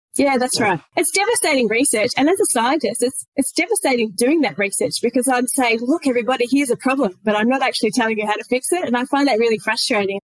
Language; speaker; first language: English; native; English